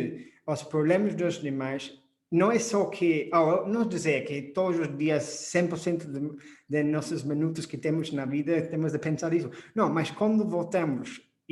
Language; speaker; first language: Portuguese; non-native, fluent; English